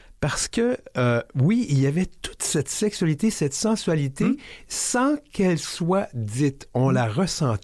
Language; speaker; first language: French; native; French